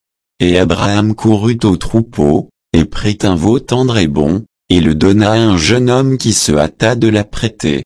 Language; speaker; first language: French; native; French